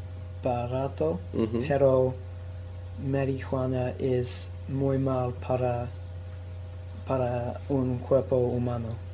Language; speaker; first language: Spanish; non-native, learner; English